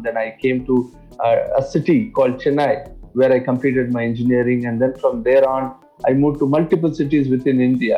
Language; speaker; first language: English; non-native, local second language; Tamil